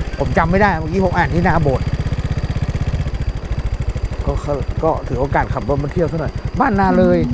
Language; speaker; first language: Thai; native; Thai